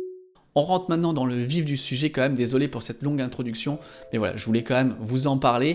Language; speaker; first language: French; native; French